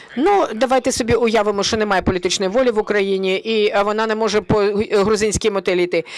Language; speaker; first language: Ukrainian; early bilingual, heritage; Ukrainian